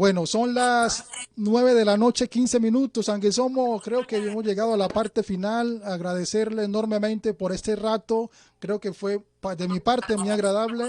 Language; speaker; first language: Spanish; native; Spanish